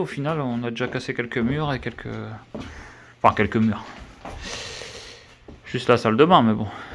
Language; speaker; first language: French; native; French